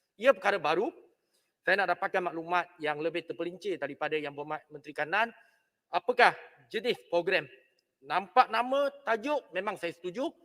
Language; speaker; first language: Malay; non-native, local second language; Chinese